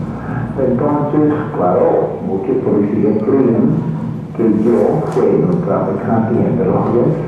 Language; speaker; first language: Spanish; non-native, fluent; English